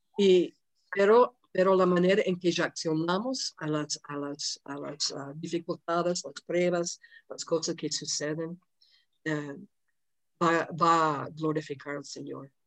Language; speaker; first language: Spanish; non-native, fluent; English